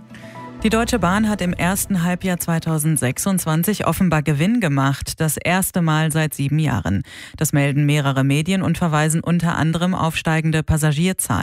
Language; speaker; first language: German; native; German